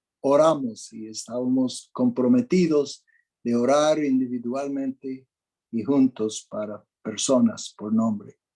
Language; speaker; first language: Spanish; non-native, fluent; English